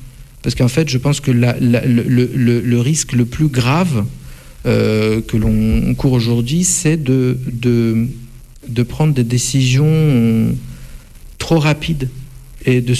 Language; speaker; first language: French; non-native, fluent; Russian